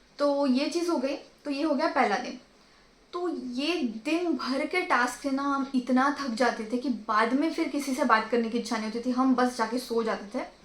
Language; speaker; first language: Hindi; non-native, local second language; Marathi